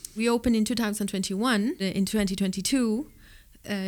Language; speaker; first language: English; non-native, fluent; Spanish